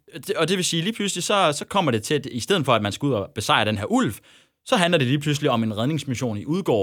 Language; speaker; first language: Danish; native; Danish